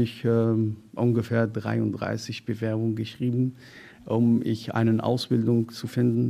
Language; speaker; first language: German; non-native, learner; Arabic